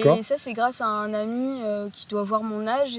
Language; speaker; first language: French; native; French